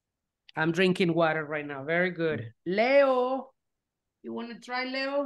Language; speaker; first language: English; non-native, fluent; Spanish